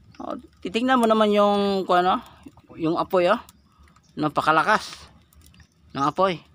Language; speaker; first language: Filipino; non-native, local second language; Cebuano